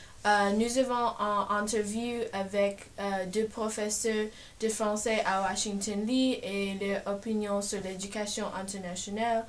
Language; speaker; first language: French; non-native, learner; English